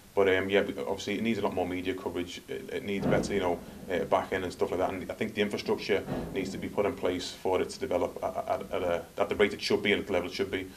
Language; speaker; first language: English; native; English